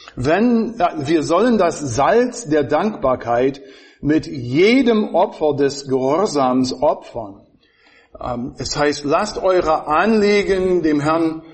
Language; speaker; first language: German; non-native, fluent; English